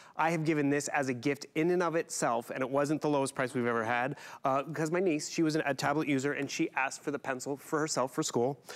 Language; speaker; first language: English; native; English